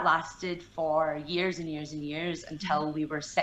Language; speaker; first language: English; native; English